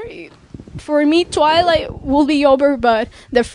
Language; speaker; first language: English; non-native, fluent; Spanish